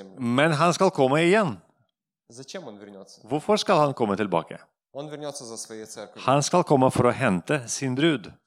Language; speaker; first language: Norwegian; non-native, fluent; Russian